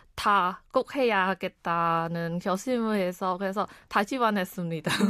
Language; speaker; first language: Korean; non-native, fluent; Khmer